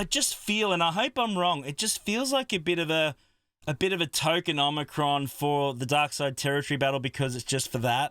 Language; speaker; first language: English; native; English